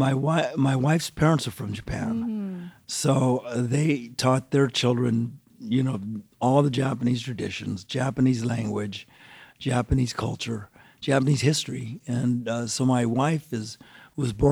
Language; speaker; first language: English; native; English